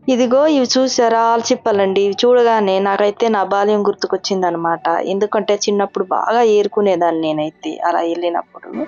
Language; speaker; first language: Telugu; non-native, local second language; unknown